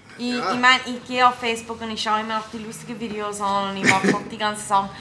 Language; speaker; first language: German; non-native, fluent; English